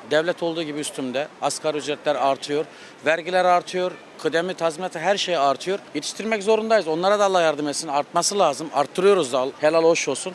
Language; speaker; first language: Turkish; native; Turkish